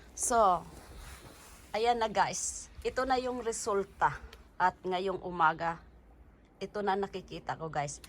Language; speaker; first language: Filipino; native; Filipino